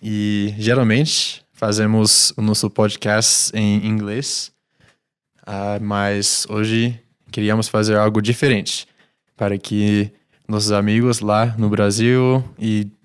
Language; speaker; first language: Portuguese; non-native, fluent; English